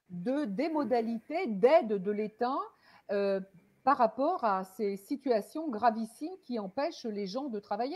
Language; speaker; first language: French; native; French